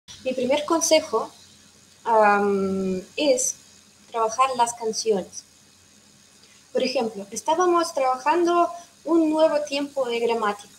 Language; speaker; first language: Spanish; non-native, fluent; Russian